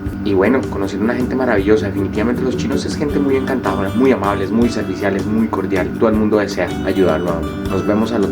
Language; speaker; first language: Spanish; native; Spanish